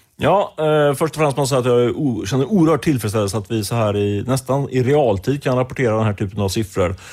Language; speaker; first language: Swedish; native; Swedish